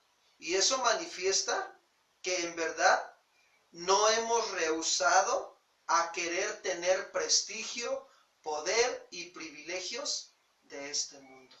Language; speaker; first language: Spanish; native; Spanish